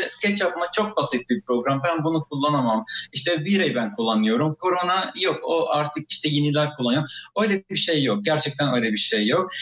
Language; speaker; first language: Turkish; non-native, fluent; Arabic